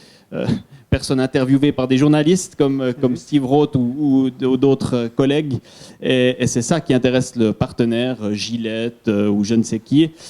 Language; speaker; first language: French; native; French